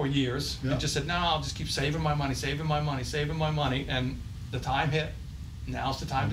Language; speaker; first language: English; native; English